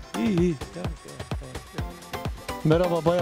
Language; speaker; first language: Turkish; non-native, learner; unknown